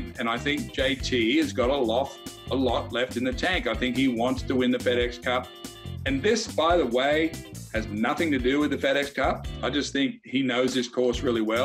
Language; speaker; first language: English; native; English